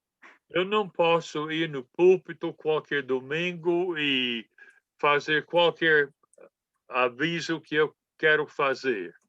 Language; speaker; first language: Portuguese; non-native, fluent; English